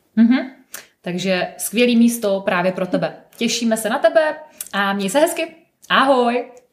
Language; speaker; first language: Czech; native; Czech